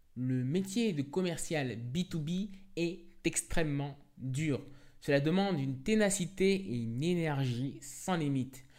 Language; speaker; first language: French; native; French